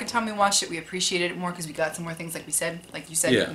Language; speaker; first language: English; native; English